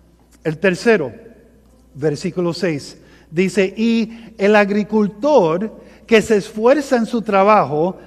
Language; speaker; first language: Spanish; early bilingual, heritage; Spanish